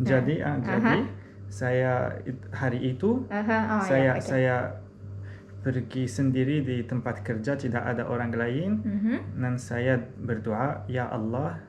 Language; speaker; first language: Indonesian; non-native, learner; Arabic